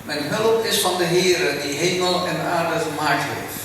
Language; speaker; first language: Dutch; early bilingual, other home language; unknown